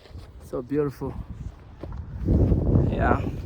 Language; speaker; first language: English; non-native, learner; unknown